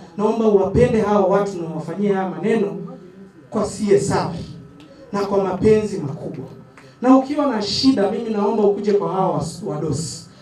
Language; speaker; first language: Swahili; non-native, local second language; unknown